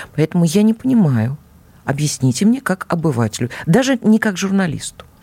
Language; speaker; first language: Russian; native; Russian